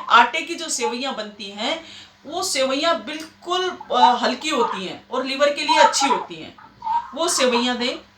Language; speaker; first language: Hindi; native; Hindi